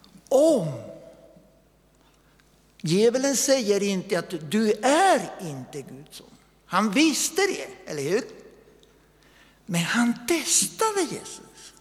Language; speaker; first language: Swedish; non-native, fluent; Spanish